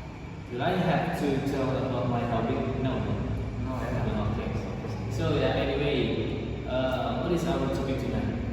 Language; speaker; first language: English; non-native, learner; Indonesian